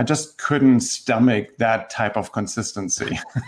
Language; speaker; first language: English; non-native, fluent; German